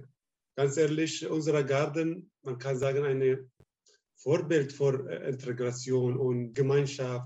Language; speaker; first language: German; non-native, learner; Arabic